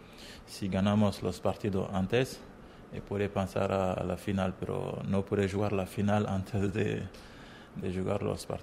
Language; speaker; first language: Spanish; non-native, learner; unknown